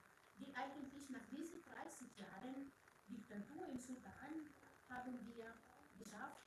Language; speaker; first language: German; non-native, fluent; Arabic